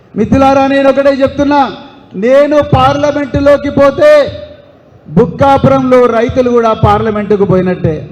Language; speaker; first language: Telugu; native; Telugu